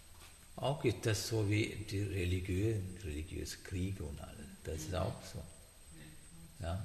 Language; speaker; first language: German; non-native, learner; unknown